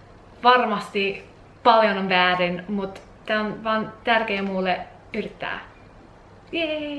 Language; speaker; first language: Finnish; non-native, learner; English